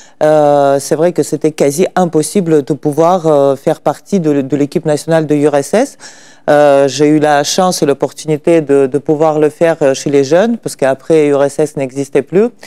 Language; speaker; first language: French; non-native, fluent; Russian